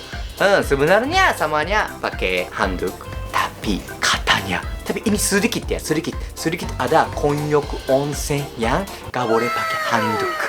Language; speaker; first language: Indonesian; non-native, learner; Japanese